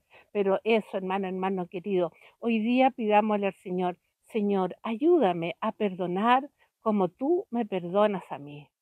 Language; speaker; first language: Spanish; native; Spanish